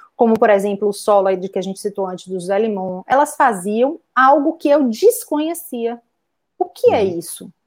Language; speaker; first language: Portuguese; native; Portuguese